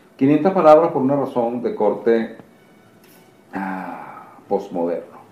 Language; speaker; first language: Spanish; native; Spanish